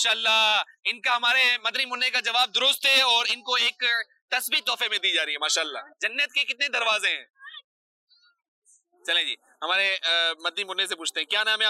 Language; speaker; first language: Urdu; native; Urdu